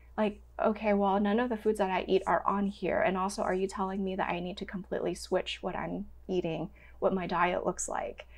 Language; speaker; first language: English; non-native, local second language; Cantonese